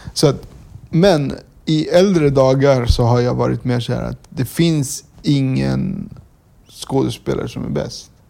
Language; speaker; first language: Swedish; early bilingual, other home language; Kurdish